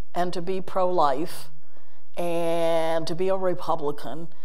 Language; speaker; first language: English; native; English